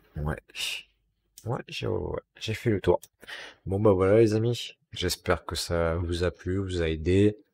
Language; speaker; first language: French; native; French